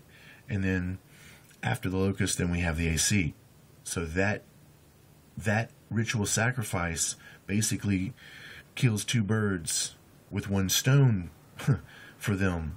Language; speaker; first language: English; native; English